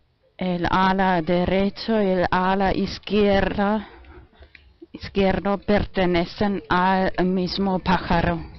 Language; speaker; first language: Spanish; non-native, fluent; German